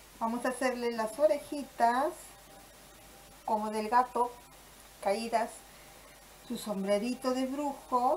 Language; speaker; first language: Spanish; native; Spanish